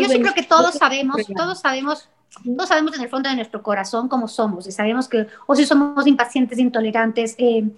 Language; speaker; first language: Spanish; native; Spanish